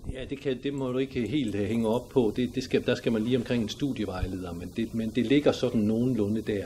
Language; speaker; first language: Danish; native; Danish